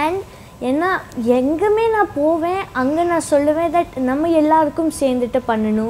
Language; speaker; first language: Tamil; non-native, local second language; Hindi